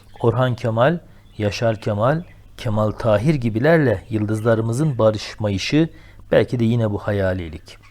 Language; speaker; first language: Turkish; native; Turkish